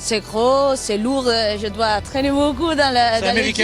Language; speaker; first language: French; non-native, fluent; Italian